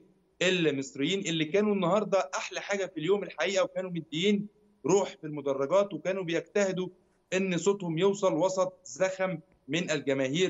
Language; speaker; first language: Arabic; native; Arabic